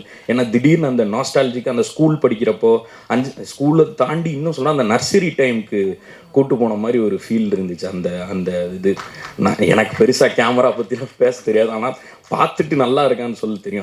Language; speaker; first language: Tamil; native; Tamil